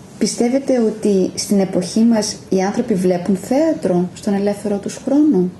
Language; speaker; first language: Greek; native; Greek